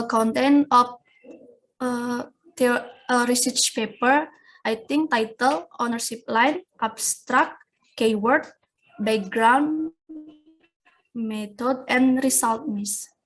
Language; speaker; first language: English; non-native, learner; Indonesian